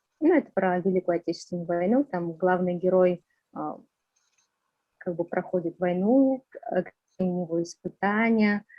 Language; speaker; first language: Russian; non-native, local second language; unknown